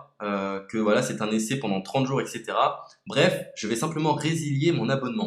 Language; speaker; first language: French; native; French